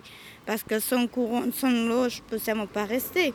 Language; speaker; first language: French; non-native, learner; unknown